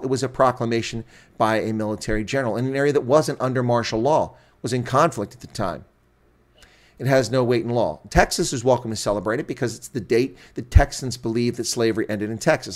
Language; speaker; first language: English; native; English